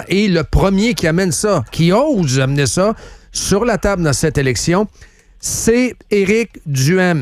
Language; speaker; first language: French; native; French